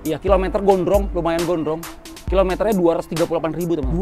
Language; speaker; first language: Indonesian; native; Indonesian